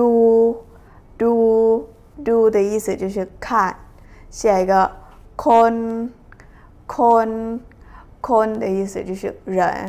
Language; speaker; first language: Chinese; non-native, fluent; Thai